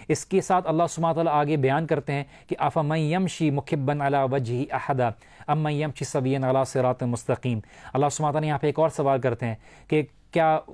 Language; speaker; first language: Urdu; native; Urdu